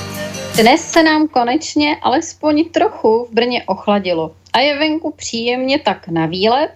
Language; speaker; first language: Czech; native; Czech